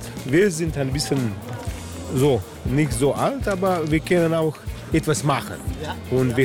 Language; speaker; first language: German; non-native, learner; Slovenian